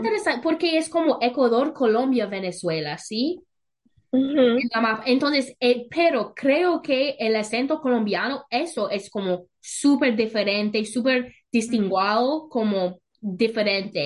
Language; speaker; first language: Spanish; non-native, learner; English